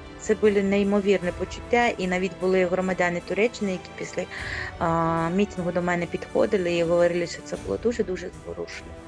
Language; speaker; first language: Ukrainian; native; Ukrainian